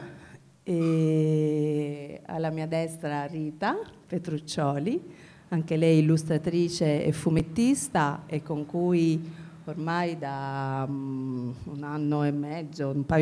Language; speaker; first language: Italian; native; Italian